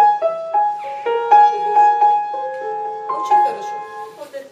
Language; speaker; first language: Russian; non-native, fluent; Bulgarian